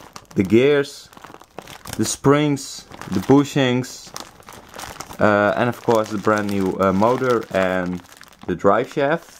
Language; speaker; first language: English; non-native, fluent; Dutch